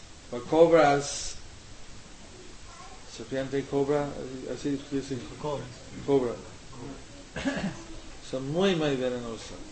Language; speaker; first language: Spanish; non-native, learner; English